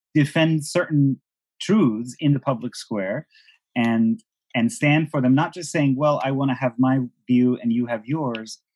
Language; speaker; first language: English; non-native, fluent; Persian